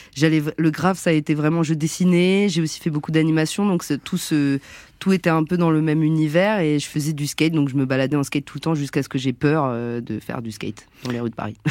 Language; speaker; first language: French; native; French